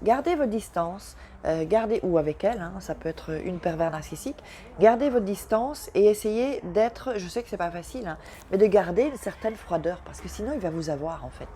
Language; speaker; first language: French; native; French